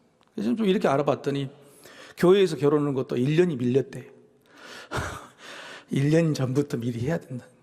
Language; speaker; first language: Korean; native; Korean